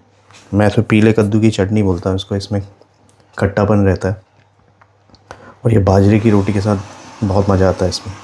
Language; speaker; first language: Hindi; native; Hindi